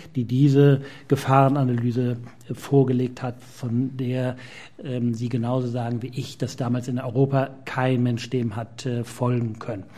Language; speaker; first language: German; native; German